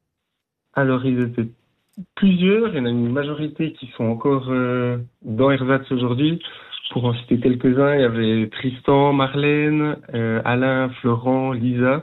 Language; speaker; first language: French; native; French